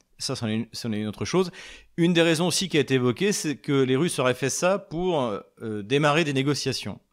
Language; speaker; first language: French; native; French